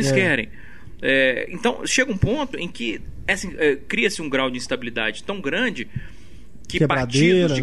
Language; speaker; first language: Portuguese; native; Portuguese